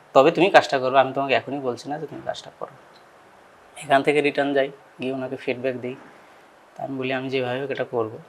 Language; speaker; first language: Bangla; native; Bangla